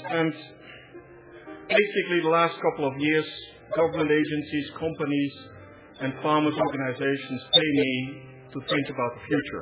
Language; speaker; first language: English; non-native, fluent; Dutch